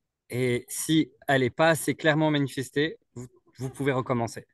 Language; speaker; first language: French; native; French